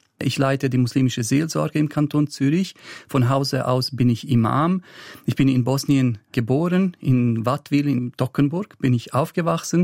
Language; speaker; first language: German; early bilingual, other home language; Bosnian